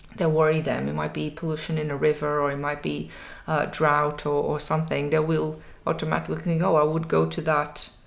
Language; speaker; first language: English; non-native, fluent; Portuguese